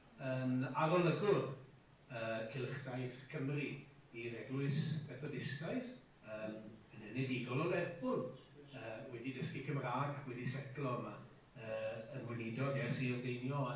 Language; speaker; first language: Welsh; native; Welsh